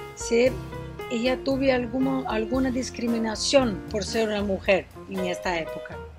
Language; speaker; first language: Spanish; non-native, fluent; Portuguese